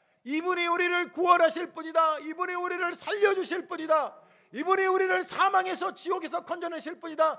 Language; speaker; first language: Korean; native; Korean